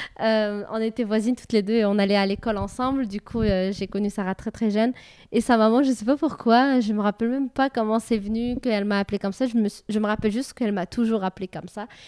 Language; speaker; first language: French; native; French